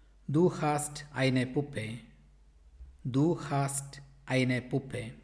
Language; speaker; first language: German; non-native, fluent; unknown